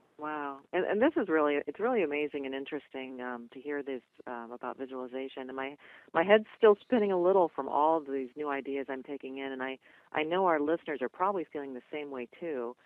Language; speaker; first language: English; native; English